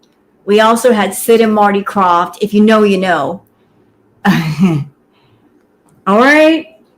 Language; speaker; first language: English; native; English